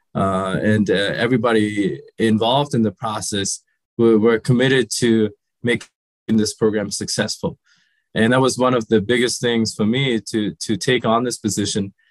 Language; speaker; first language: English; early bilingual, other home language; Sinhala